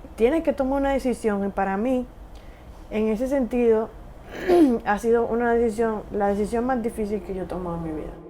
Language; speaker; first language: Spanish; native; Spanish